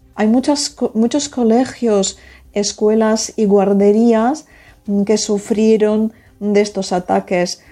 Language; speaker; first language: Spanish; non-native, fluent; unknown